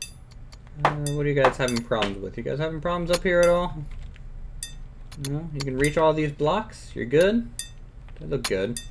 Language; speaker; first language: English; native; English